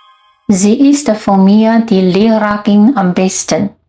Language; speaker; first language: German; non-native, fluent; Chinese